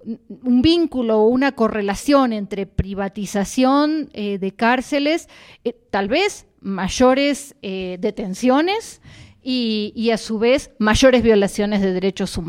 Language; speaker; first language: Spanish; native; Spanish